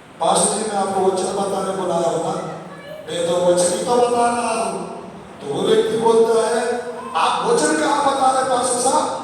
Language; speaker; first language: Hindi; non-native, local second language; Telugu